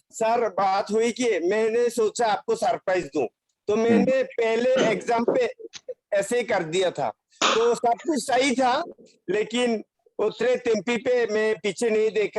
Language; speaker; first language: Hindi; non-native, fluent; Bangla